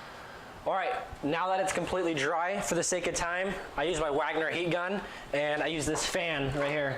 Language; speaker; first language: English; native; English